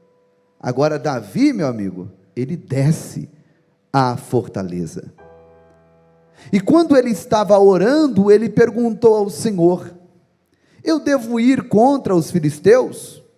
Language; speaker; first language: Portuguese; native; Portuguese